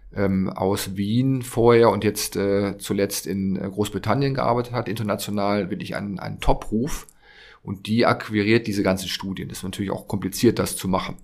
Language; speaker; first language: German; native; German